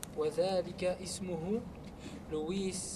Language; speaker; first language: Arabic; non-native, learner; French